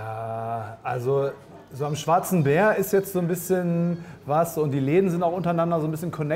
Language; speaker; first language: German; native; German